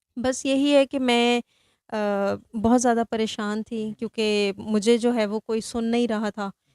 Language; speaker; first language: Urdu; non-native, local second language; Sindhi